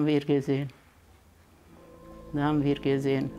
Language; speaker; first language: German; early bilingual, heritage; German